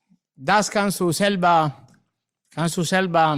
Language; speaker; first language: German; non-native, learner; Italian